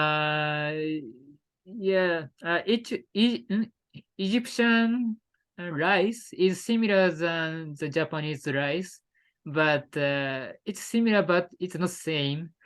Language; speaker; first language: English; non-native, learner; Japanese